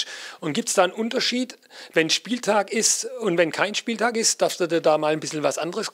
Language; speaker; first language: German; native; German